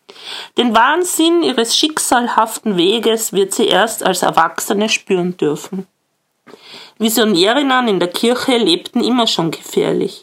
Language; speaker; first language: German; native; German